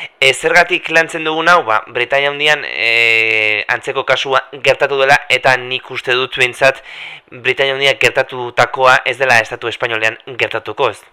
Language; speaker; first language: Basque; native; Basque